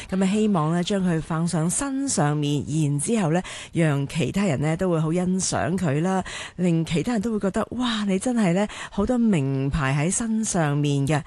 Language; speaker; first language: Cantonese; native; Cantonese